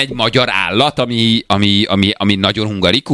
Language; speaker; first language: Hungarian; native; Hungarian